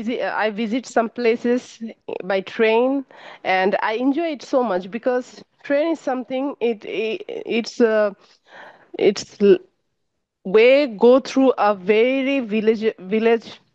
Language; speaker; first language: English; non-native, learner; Bangla